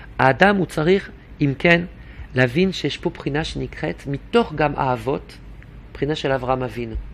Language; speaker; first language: Hebrew; non-native, fluent; French